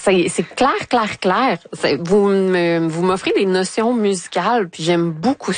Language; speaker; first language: French; native; French